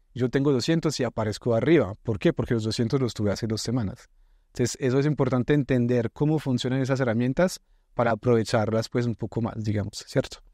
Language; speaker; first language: Spanish; non-native, fluent; French